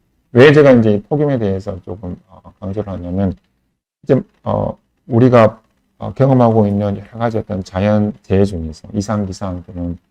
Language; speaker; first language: Korean; native; Korean